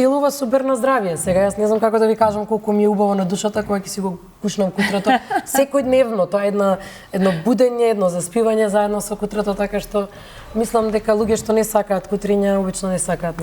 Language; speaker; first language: Macedonian; native; Macedonian